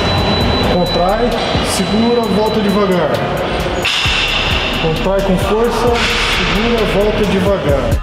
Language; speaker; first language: Portuguese; native; Portuguese